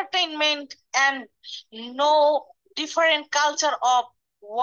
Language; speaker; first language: English; non-native, learner; Bangla